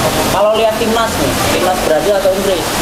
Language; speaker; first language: Indonesian; native; Indonesian